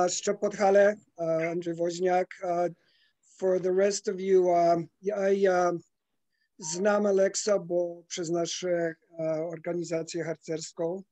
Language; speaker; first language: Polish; early bilingual, heritage; Polish